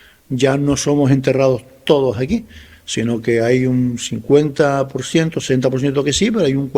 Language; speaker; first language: Spanish; native; Spanish